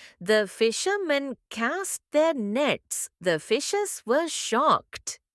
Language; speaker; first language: English; non-native, local second language; Tamil